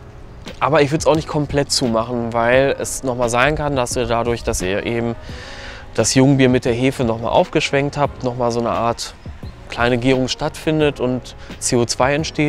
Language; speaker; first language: German; native; German